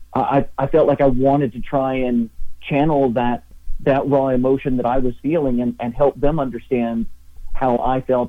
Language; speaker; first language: English; native; English